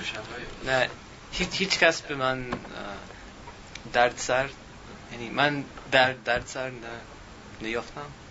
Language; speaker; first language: Persian; non-native, learner; English